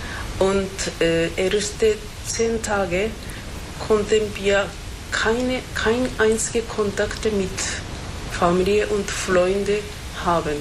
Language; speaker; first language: German; non-native, fluent; Japanese